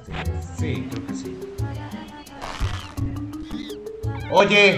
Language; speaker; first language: Spanish; native; Spanish